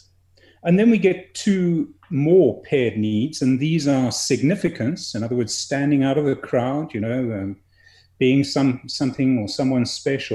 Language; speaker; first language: English; native; English